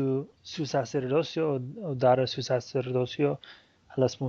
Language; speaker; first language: Spanish; non-native, fluent; Portuguese